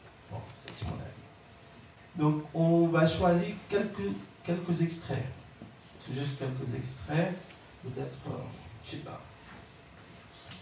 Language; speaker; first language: French; non-native, learner; Arabic